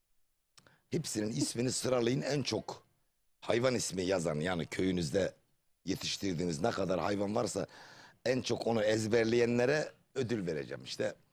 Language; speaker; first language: Turkish; native; Turkish